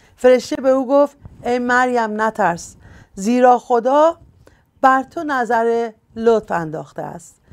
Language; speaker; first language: Persian; native; Persian